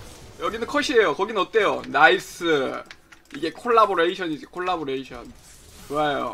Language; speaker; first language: Korean; native; Korean